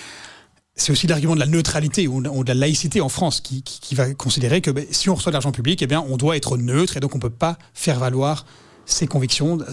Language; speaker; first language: French; native; French